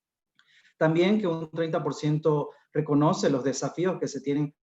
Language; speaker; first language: Spanish; native; Spanish